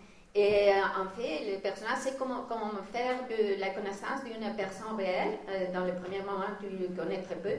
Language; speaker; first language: French; non-native, fluent; Spanish